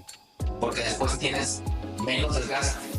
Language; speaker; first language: Spanish; native; Spanish